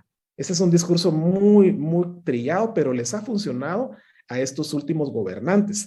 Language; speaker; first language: Spanish; native; Spanish